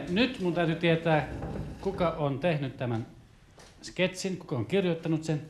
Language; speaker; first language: Finnish; native; Finnish